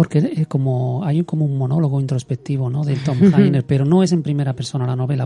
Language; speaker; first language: Spanish; native; Spanish